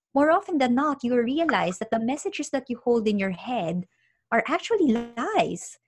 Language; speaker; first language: English; non-native, local second language; Filipino